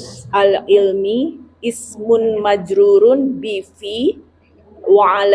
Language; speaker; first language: Arabic; non-native, learner; Indonesian